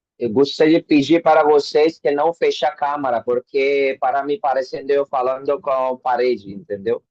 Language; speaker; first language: Portuguese; non-native, learner; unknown